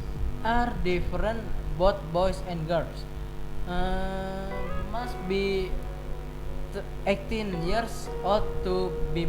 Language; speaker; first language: English; non-native, learner; Indonesian